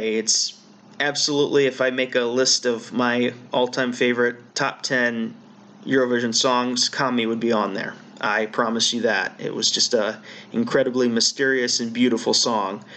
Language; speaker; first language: English; native; English